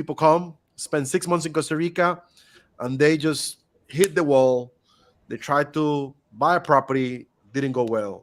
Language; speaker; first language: English; non-native, fluent; Spanish